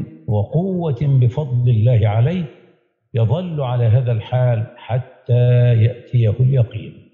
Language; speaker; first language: Arabic; native; Arabic